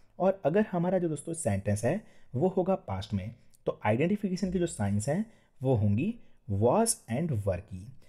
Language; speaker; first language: Hindi; non-native, local second language; Gujarati